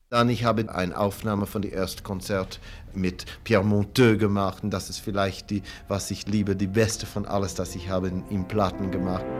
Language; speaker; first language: German; non-native, learner; English